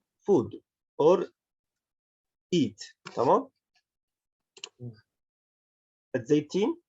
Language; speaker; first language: English; non-native, learner; Turkish